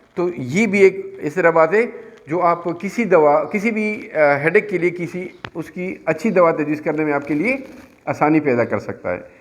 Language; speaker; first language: Urdu; non-native, local second language; Pashto